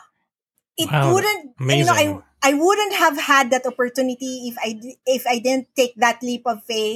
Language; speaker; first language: English; non-native, local second language; Filipino